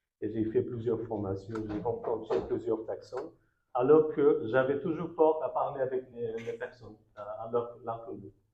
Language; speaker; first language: French; non-native, fluent; Bangla